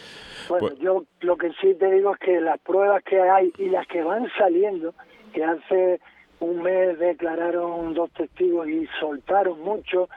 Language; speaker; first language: Spanish; native; Spanish